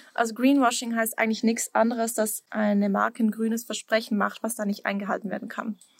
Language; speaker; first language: German; non-native, fluent; Swiss German